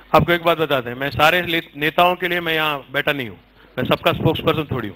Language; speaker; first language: Hindi; non-native, local second language; Telugu